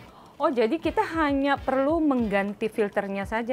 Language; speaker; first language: Indonesian; native; Indonesian